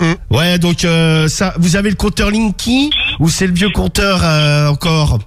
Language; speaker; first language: French; native; French